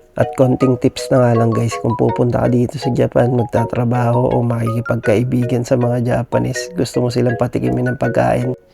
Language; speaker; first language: Filipino; native; Filipino